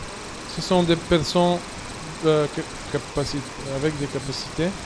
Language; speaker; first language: French; non-native, fluent; Bulgarian